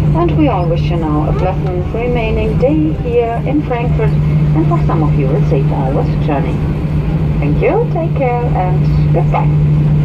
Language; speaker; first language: English; non-native, fluent; German